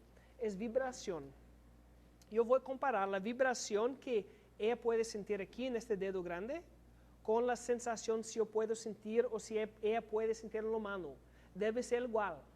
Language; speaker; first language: Spanish; non-native, learner; English